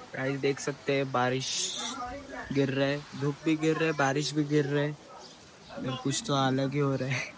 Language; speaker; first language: Hindi; non-native, local second language; Marathi